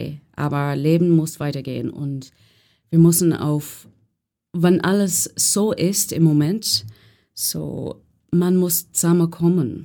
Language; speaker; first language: German; non-native, fluent; English